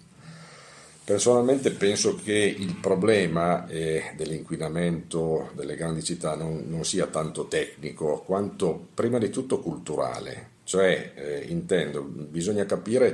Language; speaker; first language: Italian; native; Italian